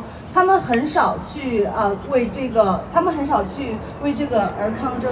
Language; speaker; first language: Chinese; early bilingual, other home language; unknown